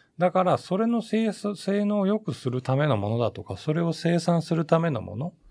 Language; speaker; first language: Japanese; native; Japanese